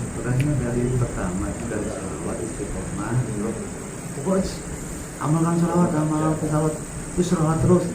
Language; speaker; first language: Indonesian; non-native, local second language; Javanese